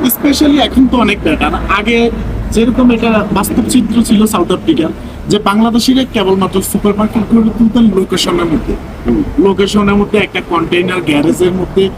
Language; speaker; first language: Bangla; native; Bangla